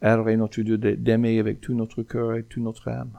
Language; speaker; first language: French; non-native, fluent; English